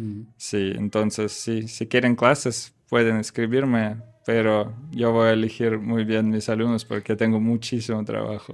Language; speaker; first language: Spanish; non-native, learner; Russian